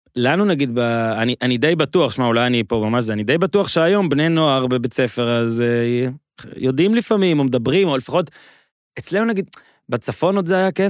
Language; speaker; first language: Hebrew; native; Hebrew